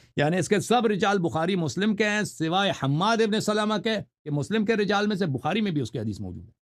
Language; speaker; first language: Urdu; non-native, fluent; Persian